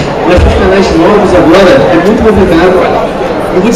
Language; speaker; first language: Portuguese; native; Portuguese